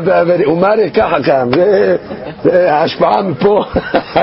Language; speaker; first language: Hebrew; non-native, fluent; English